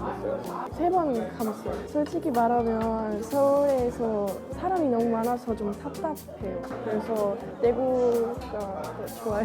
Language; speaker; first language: Korean; non-native, learner; German